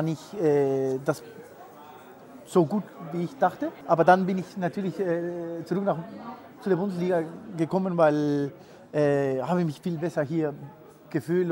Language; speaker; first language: German; non-native, fluent; Spanish